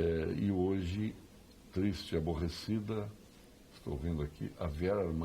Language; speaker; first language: Portuguese; native; Portuguese